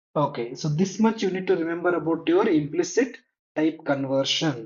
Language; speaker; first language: English; non-native, local second language; Kannada